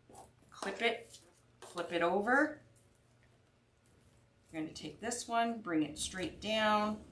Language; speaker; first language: English; native; English